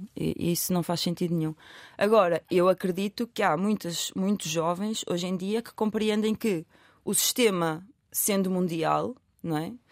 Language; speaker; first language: Portuguese; native; Portuguese